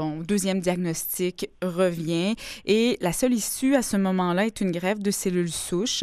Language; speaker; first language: French; native; French